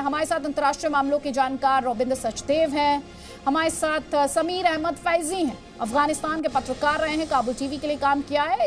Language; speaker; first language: Hindi; native; Hindi